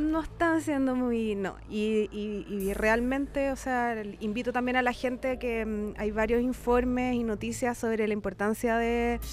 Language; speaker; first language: Spanish; native; Spanish